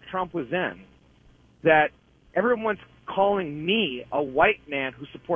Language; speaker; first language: English; native; English